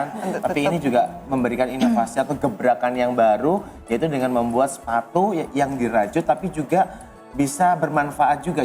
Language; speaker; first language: Indonesian; native; Indonesian